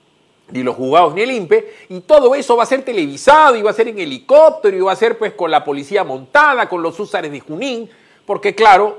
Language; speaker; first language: Spanish; native; Spanish